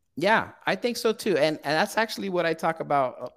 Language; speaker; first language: English; early bilingual, other home language; Portuguese